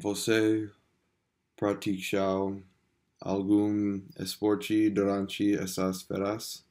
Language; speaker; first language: Portuguese; non-native, learner; English